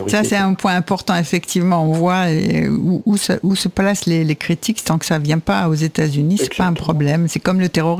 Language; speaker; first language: French; native; French